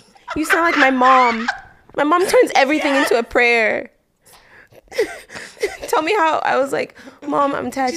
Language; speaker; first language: English; non-native, local second language; Yoruba